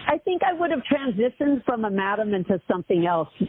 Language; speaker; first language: English; native; English